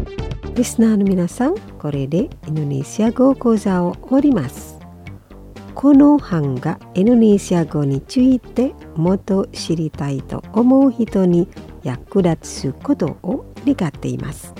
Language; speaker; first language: Japanese; non-native, fluent; Indonesian